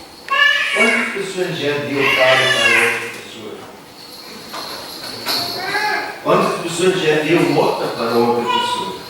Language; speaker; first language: Portuguese; non-native, learner; English